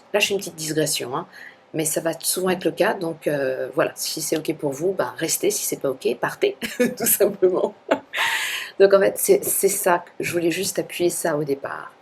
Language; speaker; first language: French; native; French